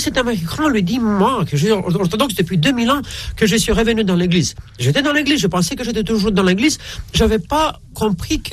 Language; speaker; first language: French; non-native, fluent; Romanian